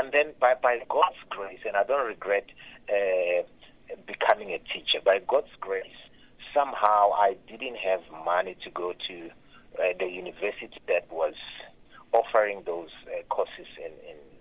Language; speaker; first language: English; non-native, local second language; Tsonga